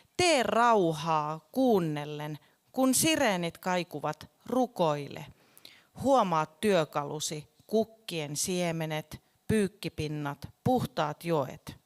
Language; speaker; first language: Finnish; native; Finnish